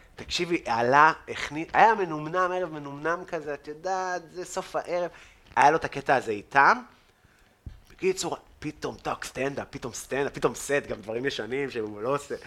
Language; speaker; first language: Hebrew; native; Hebrew